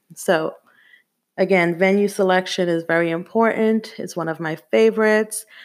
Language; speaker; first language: English; native; English